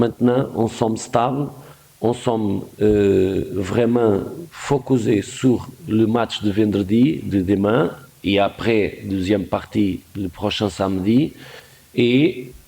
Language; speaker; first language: French; non-native, fluent; Portuguese